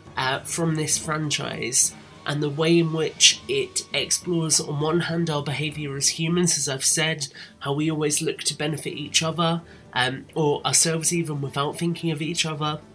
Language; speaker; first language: English; non-native, fluent; German